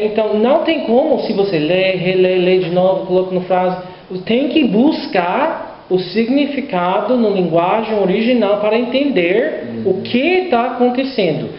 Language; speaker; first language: Portuguese; non-native, learner; English